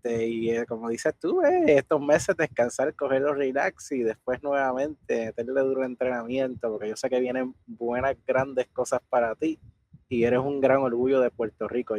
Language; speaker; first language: Spanish; native; Spanish